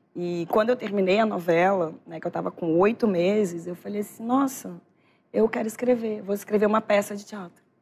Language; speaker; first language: Portuguese; native; Portuguese